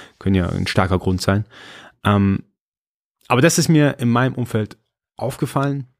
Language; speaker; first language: German; early bilingual, other home language; Persian